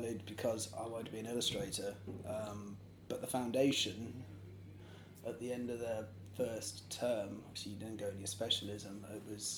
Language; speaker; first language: English; native; English